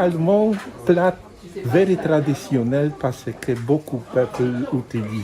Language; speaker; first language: French; non-native, learner; Polish